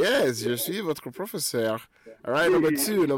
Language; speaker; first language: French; non-native, fluent; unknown